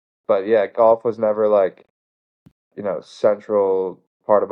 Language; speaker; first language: English; native; English